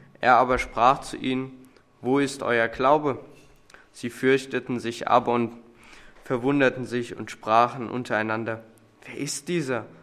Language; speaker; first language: German; non-native, fluent; Serbian